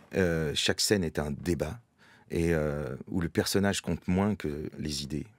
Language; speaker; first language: French; native; French